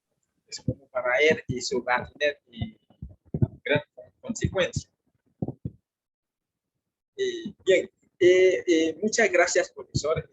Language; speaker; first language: Spanish; non-native, fluent; French